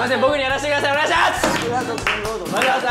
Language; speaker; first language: Japanese; native; Japanese